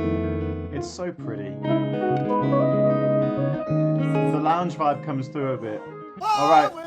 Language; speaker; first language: English; native; English